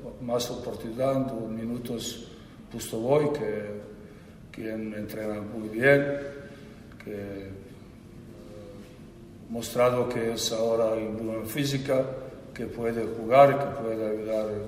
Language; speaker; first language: Spanish; non-native, learner; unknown